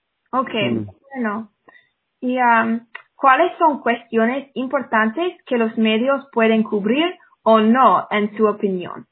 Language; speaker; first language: Spanish; non-native, fluent; English